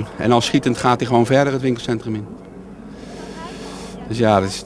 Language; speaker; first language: Dutch; native; Dutch